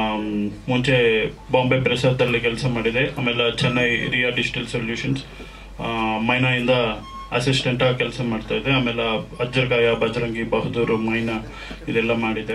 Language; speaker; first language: Kannada; non-native, local second language; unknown